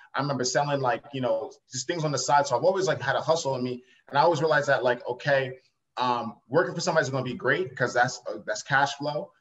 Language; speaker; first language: English; native; English